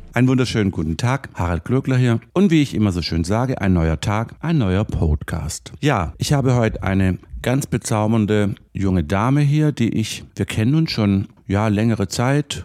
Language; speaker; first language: German; native; German